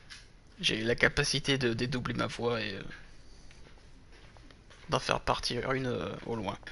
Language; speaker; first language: French; native; French